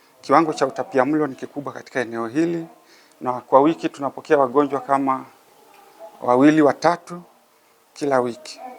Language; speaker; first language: Swahili; native; Swahili